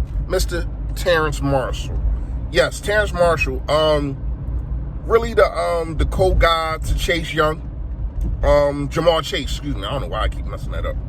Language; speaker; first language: English; native; English